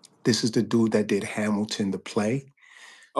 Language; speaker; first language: English; native; English